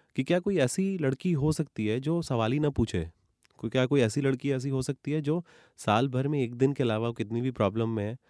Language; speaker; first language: Hindi; native; Hindi